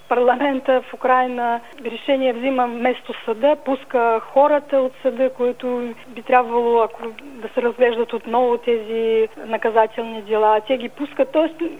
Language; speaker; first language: Bulgarian; early bilingual, heritage; Bulgarian